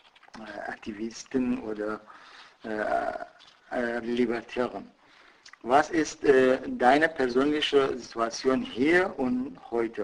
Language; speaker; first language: German; non-native, fluent; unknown